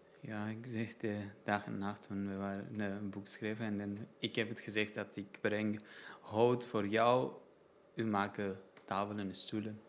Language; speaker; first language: Dutch; non-native, learner; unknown